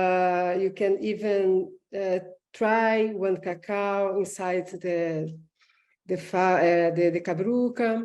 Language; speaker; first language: English; non-native, learner; Portuguese